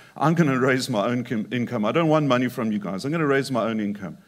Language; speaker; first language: English; native; English